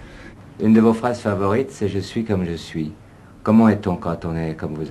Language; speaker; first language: French; native; French